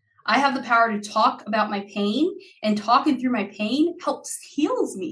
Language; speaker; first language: English; early bilingual, other home language; Haitian Creole